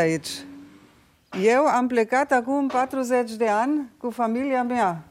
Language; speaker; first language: Romanian; non-native, local second language; German